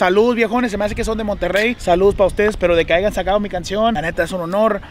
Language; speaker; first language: Spanish; early bilingual, heritage; Spanish